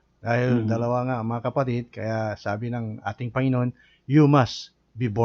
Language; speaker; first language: Filipino; native; Filipino